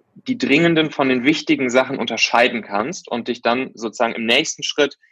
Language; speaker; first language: German; native; German